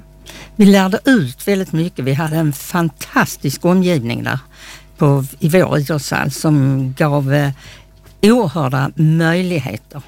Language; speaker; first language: Swedish; native; Swedish